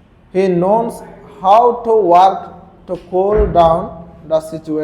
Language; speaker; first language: English; non-native, learner; Bangla